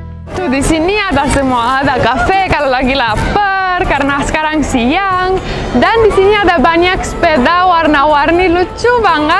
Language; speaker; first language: Indonesian; non-native, fluent; Romanian